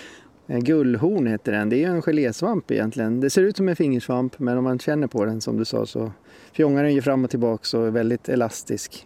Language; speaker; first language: Swedish; native; Swedish